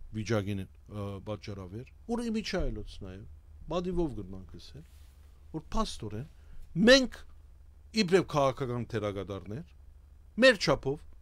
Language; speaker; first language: Armenian; early bilingual, heritage; Armenian